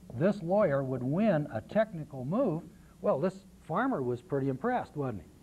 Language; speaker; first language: English; native; English